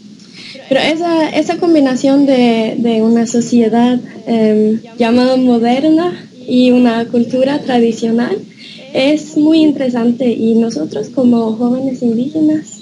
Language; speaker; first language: Spanish; non-native, fluent; Norwegian